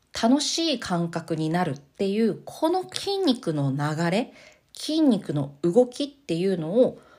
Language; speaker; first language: Japanese; native; Japanese